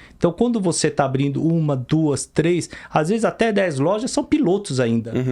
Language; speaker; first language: Portuguese; early bilingual, other home language; Korean